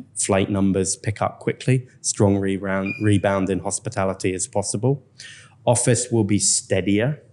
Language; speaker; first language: English; native; English